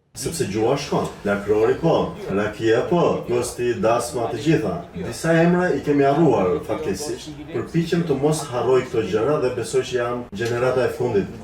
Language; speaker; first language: Albanian; early bilingual, heritage; Albanian